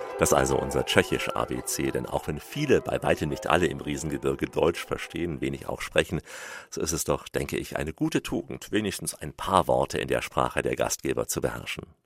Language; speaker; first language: German; native; German